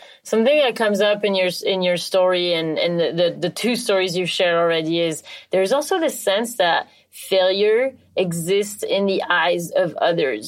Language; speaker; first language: English; non-native, fluent; French